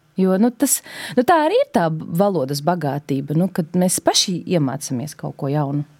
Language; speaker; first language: Latvian; native; Latvian